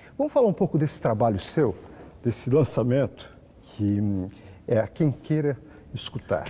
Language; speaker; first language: Portuguese; native; Portuguese